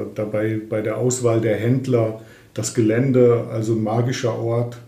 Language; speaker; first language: German; native; German